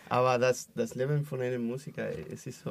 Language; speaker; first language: German; non-native, learner; Spanish